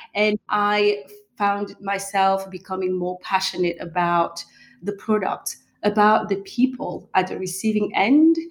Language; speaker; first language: English; non-native, fluent; French